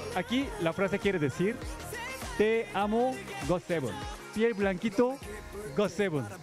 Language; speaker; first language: Spanish; non-native, fluent; Korean